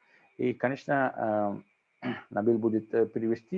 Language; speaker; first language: Russian; non-native, fluent; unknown